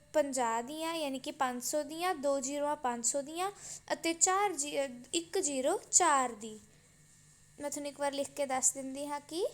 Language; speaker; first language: Hindi; non-native, local second language; Punjabi